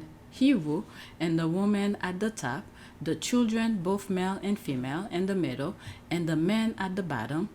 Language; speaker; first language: English; native; English